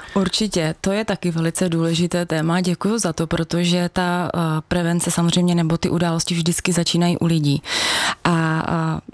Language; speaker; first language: Czech; native; Czech